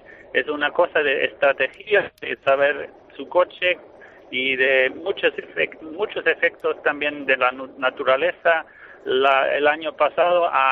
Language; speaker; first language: Spanish; non-native, fluent; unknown